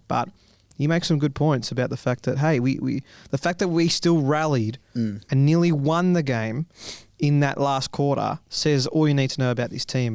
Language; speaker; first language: English; native; English